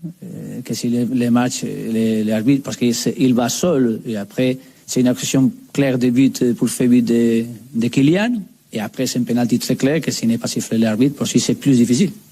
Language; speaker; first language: French; non-native, learner; Spanish